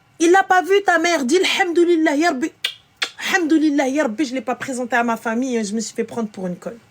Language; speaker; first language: French; early bilingual, other home language; Arabic